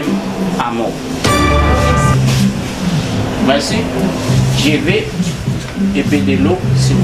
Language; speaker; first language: French; non-native, learner; Haitian Creole